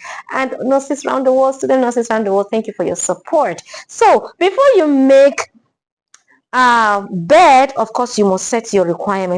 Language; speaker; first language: English; non-native, local second language; Igbo